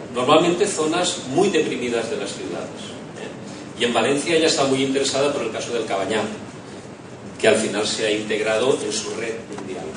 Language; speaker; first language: Spanish; non-native, local second language; Catalan